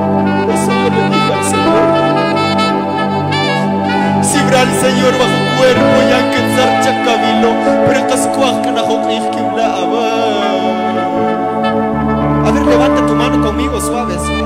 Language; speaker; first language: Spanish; non-native, local second language; Kʼicheʼ